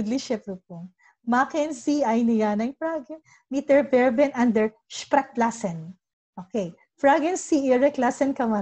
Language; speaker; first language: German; non-native, learner; Filipino